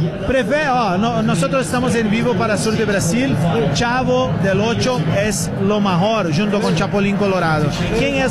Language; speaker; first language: Spanish; non-native, learner; Portuguese